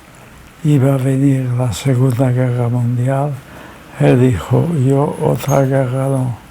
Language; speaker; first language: Spanish; early bilingual, other home language; German